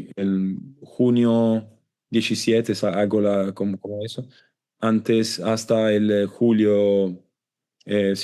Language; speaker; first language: Spanish; non-native, learner; Italian